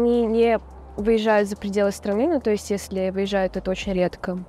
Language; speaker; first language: Russian; native; Russian